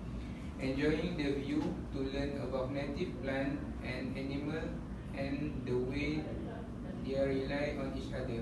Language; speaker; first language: English; non-native, learner; Malay